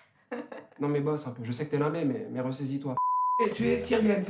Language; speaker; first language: French; native; French